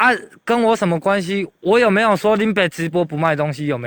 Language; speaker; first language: Chinese; native; Chinese